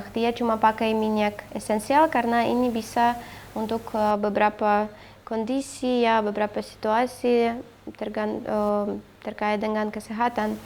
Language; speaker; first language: Indonesian; non-native, fluent; Russian